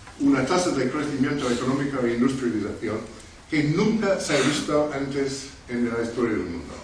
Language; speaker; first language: Spanish; non-native, fluent; English